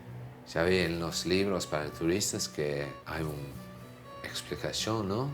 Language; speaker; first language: Spanish; non-native, fluent; English